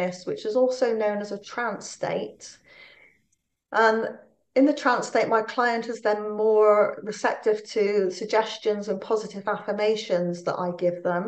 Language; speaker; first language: English; native; English